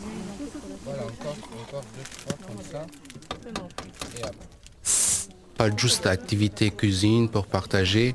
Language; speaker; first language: French; non-native, learner; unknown